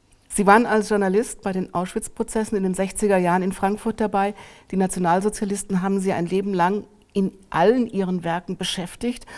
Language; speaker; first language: German; native; German